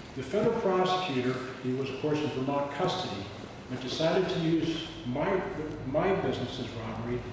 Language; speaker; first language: English; native; English